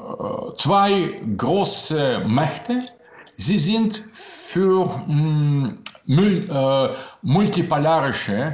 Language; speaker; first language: German; non-native, learner; Russian